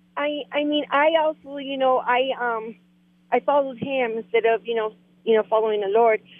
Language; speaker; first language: English; non-native, fluent; Spanish